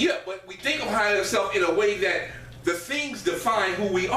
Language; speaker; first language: English; native; English